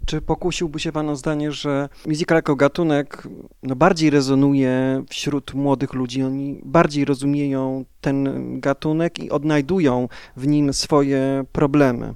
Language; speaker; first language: Polish; native; Polish